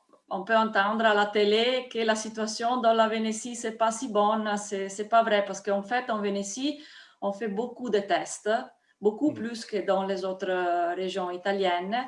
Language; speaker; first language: French; non-native, fluent; Italian